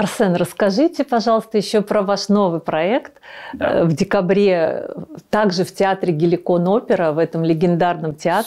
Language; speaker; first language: Russian; native; Russian